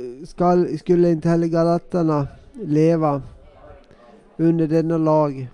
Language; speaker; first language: Swedish; non-native, local second language; Finnish